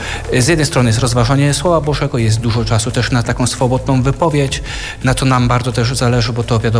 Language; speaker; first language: Polish; native; Polish